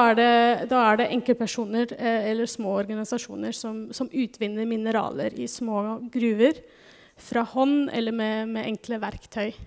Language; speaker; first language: Norwegian; non-native, fluent; German